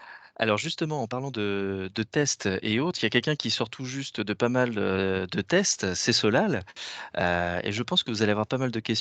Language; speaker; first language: French; native; French